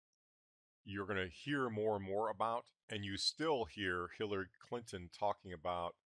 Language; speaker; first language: English; native; English